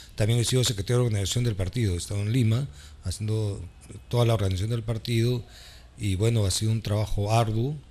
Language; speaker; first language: Spanish; native; Spanish